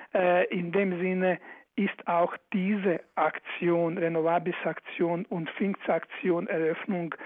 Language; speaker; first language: German; non-native, fluent; Croatian